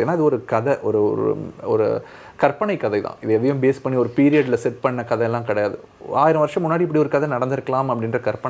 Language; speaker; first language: Tamil; native; Tamil